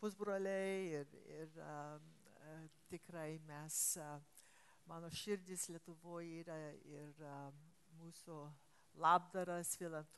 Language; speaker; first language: Lithuanian; early bilingual, heritage; English